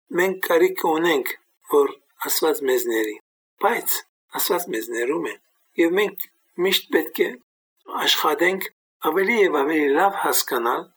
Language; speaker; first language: Armenian; native; Armenian